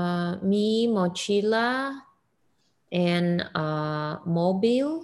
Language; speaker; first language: Spanish; non-native, learner; English